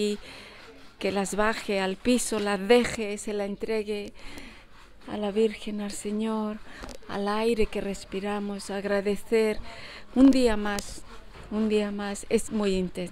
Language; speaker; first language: Spanish; early bilingual, heritage; Spanish